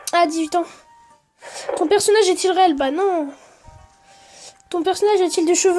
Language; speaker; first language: French; native; French